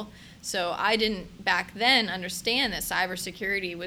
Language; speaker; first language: English; native; English